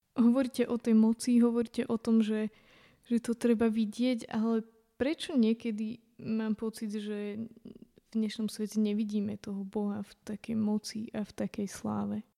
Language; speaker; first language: Slovak; native; Slovak